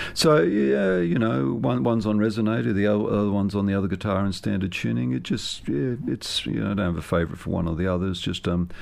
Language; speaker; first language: English; native; English